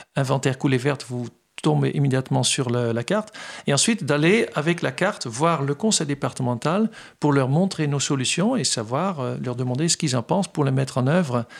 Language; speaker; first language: French; non-native, fluent; Dutch